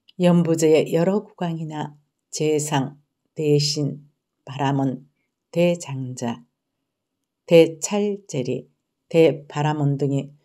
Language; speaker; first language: Korean; native; Korean